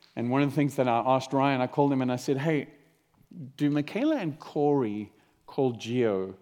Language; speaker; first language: English; native; English